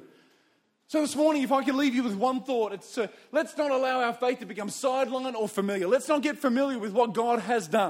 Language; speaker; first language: English; native; English